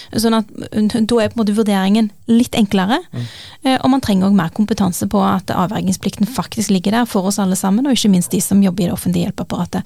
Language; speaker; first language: Norwegian; early bilingual, other home language; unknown